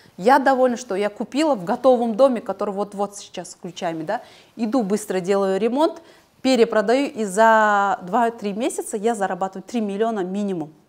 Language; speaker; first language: Russian; non-native, local second language; Kazakh